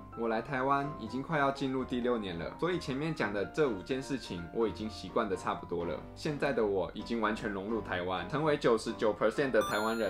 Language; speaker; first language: Chinese; non-native, fluent; Korean